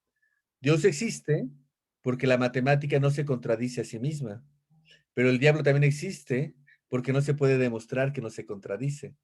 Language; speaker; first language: Spanish; native; Spanish